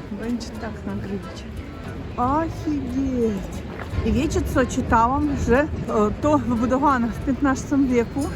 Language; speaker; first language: Polish; non-native, learner; Russian